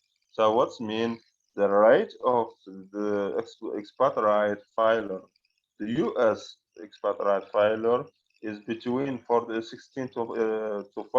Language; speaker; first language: English; non-native, fluent; Arabic